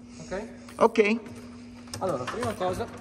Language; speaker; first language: Italian; non-native, learner; Spanish